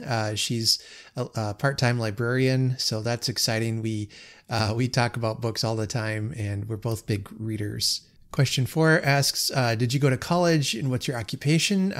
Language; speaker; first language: English; native; English